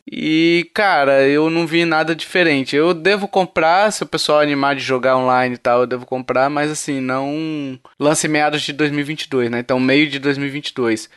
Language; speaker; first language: Portuguese; native; Portuguese